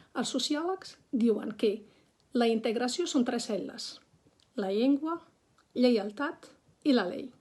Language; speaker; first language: Catalan; non-native, fluent; Arabic